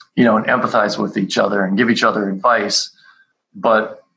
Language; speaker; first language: English; native; English